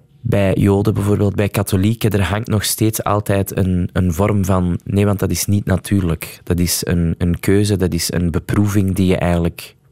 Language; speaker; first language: Dutch; non-native, local second language; Arabic